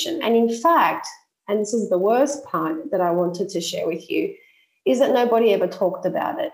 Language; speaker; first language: English; native; English